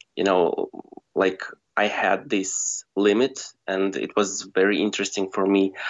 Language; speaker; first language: English; non-native, fluent; Russian